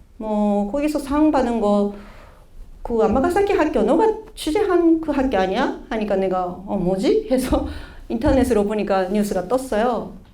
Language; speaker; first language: Korean; early bilingual, heritage; Korean